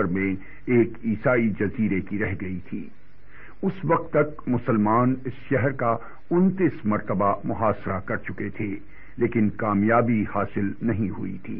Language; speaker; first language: Urdu; native; Urdu